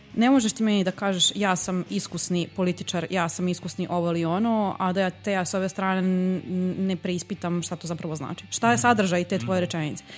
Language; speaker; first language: Serbian; native; Serbian